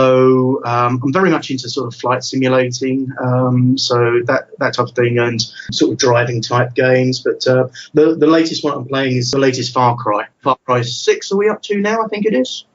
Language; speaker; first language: English; native; English